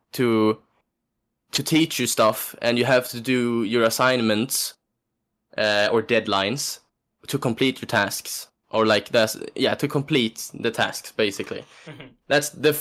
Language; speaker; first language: English; non-native, fluent; Swedish